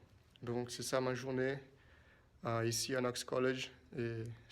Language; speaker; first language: French; non-native, fluent; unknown